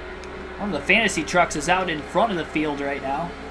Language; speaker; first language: English; native; English